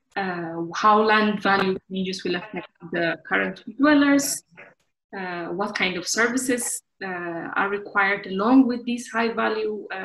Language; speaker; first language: English; non-native, local second language; Amharic